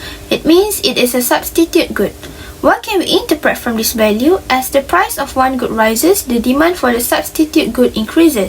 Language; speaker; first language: English; non-native, local second language; Malay